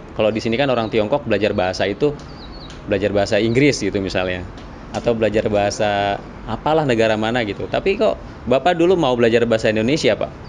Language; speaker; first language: Indonesian; native; Indonesian